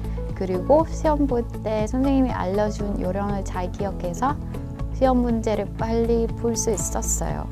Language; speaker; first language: Korean; non-native, fluent; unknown